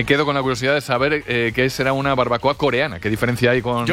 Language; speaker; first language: Spanish; native; Spanish